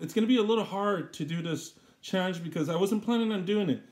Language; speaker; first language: English; native; English